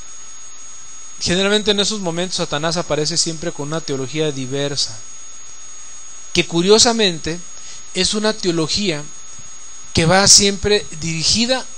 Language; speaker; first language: Spanish; native; Spanish